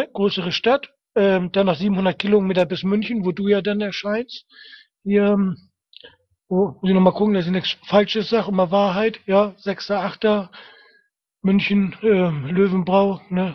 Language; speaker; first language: German; native; German